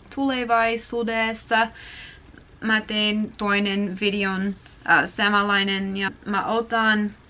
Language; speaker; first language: Finnish; non-native, learner; English